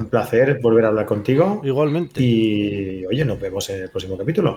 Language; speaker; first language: Spanish; native; Spanish